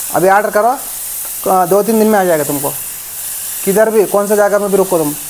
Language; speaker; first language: Hindi; non-native, local second language; Kannada